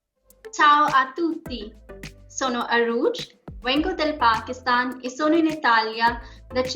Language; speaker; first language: Italian; non-native, fluent; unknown